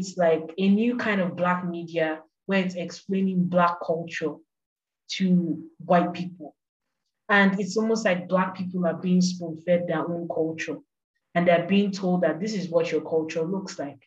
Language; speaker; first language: English; non-native, local second language; Yoruba